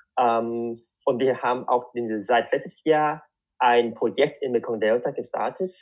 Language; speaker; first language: German; non-native, fluent; Vietnamese